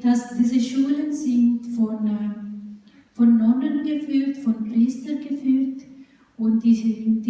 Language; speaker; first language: German; non-native, fluent; Urdu